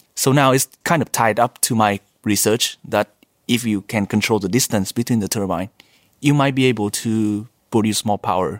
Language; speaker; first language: English; non-native, fluent; Vietnamese